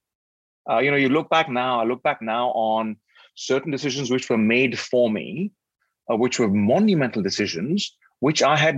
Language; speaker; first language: English; non-native, local second language; Hindi